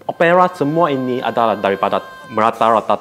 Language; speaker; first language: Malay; non-native, local second language; Chinese